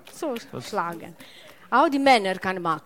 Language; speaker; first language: German; non-native, learner; Italian